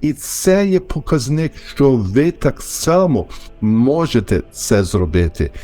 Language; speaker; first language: Ukrainian; early bilingual, heritage; Ukrainian